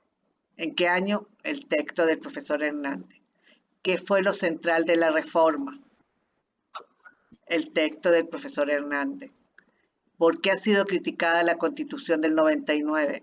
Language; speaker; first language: Spanish; native; Spanish